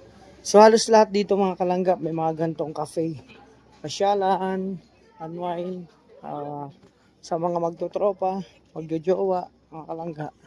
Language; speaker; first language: Filipino; non-native, local second language; Cebuano